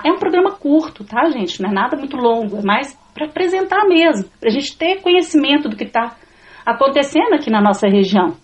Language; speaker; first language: Portuguese; native; Portuguese